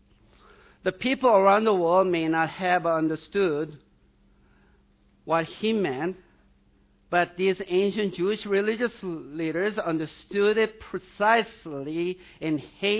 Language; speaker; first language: English; non-native, fluent; Korean